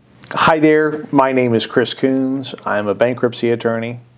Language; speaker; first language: English; native; English